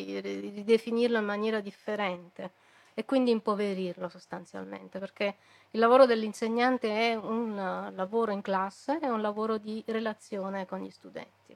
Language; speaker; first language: Italian; native; Italian